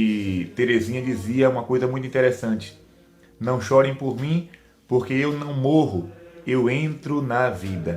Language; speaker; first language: Portuguese; native; Portuguese